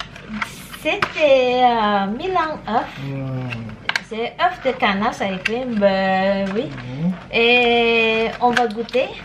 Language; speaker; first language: French; non-native, learner; Indonesian